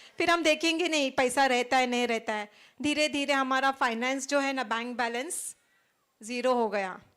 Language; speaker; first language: Hindi; non-native, local second language; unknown